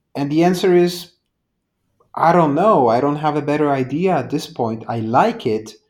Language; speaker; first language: English; non-native, fluent; Polish